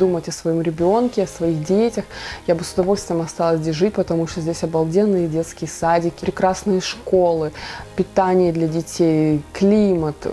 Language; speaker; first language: Russian; native; Russian